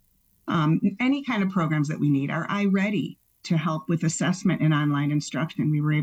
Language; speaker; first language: English; native; English